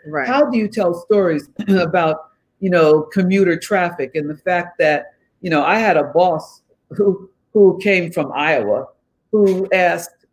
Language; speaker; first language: English; native; English